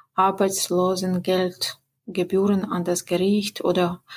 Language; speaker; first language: German; non-native, fluent; Russian